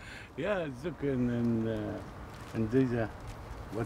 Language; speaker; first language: Dutch; non-native, learner; Arabic